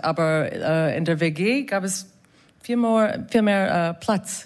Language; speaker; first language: German; non-native, fluent; English